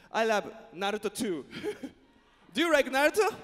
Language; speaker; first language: English; non-native, learner; Japanese